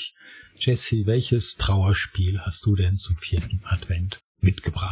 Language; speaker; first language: German; native; German